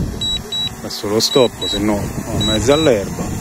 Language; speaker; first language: Italian; native; Italian